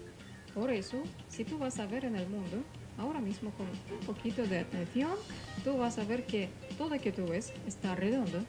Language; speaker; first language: Spanish; non-native, fluent; Russian